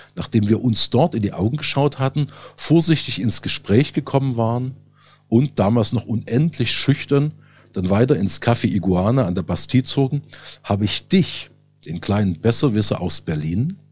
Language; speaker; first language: German; native; German